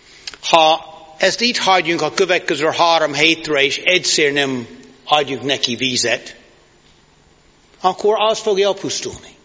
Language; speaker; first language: Hungarian; non-native, fluent; English